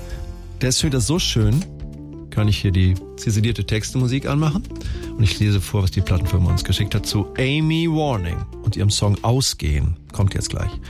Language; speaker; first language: German; native; German